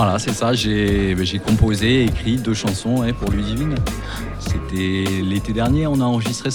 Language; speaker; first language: French; native; French